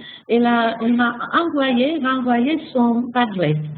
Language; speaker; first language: French; non-native, fluent; Macedonian